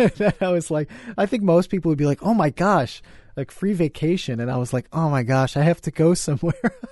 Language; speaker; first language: English; native; English